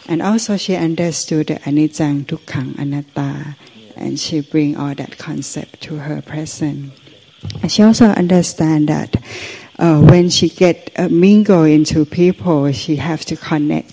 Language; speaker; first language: English; non-native, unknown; Thai